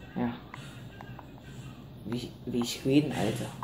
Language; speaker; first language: German; non-native, learner; Vietnamese